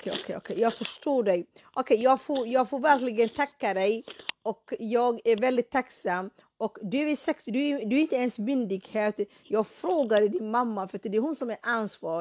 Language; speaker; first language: Swedish; non-native, fluent; Somali